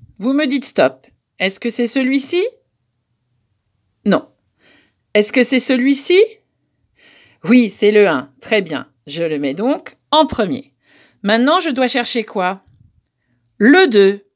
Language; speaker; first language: French; native; French